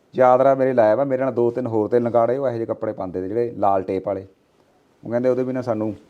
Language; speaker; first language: Punjabi; native; Punjabi